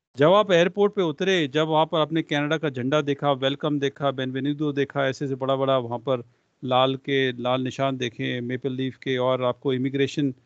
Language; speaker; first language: Hindi; non-native, local second language; Punjabi